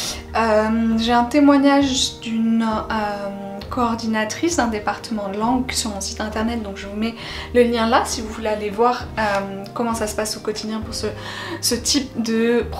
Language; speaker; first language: French; native; French